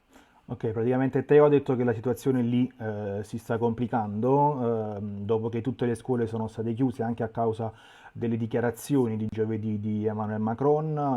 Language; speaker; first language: Italian; native; Italian